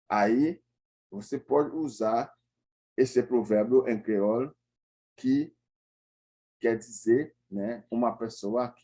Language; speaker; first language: Portuguese; non-native, fluent; Haitian Creole